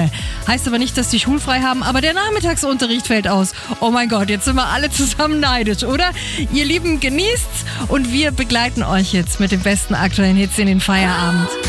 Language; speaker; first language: German; native; German